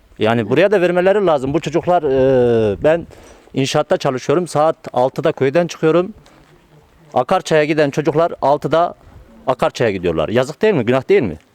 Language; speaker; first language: Turkish; native; Turkish